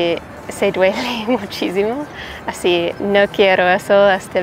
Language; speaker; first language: Spanish; non-native, learner; English